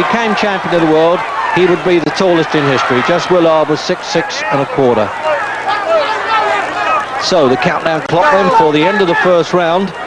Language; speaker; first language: English; native; English